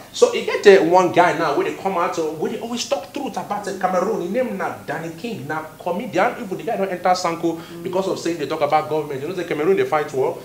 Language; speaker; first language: Nigerian Pidgin; non-native, local second language; Igbo